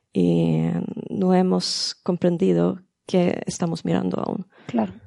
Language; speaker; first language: Spanish; non-native, learner; Swedish